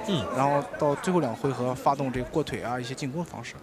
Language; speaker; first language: Chinese; native; Chinese